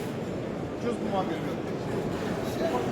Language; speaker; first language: Russian; native; Russian